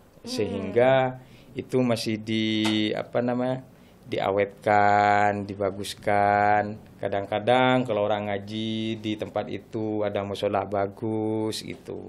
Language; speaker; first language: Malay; non-native, local second language; Madurese